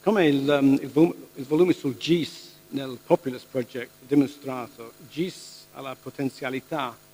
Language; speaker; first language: Italian; non-native, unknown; English